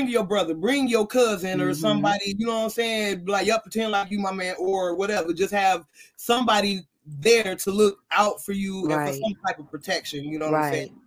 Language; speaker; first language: English; native; English